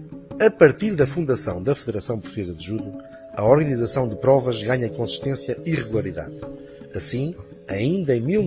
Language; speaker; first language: Portuguese; native; Portuguese